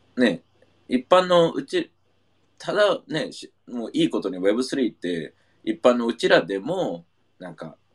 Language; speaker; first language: Japanese; non-native, fluent; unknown